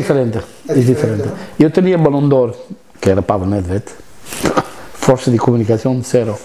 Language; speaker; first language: Spanish; non-native, fluent; Italian